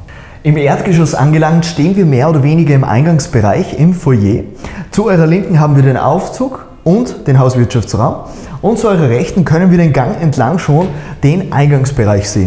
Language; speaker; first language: German; native; German